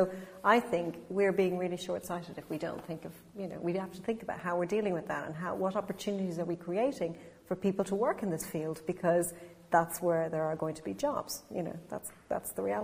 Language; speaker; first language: English; native; English